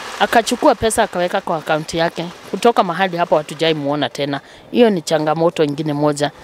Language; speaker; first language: Swahili; native; Swahili